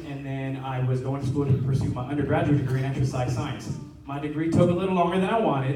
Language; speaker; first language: English; native; English